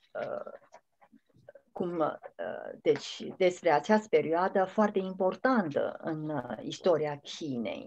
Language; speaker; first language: Romanian; non-native, fluent; Chinese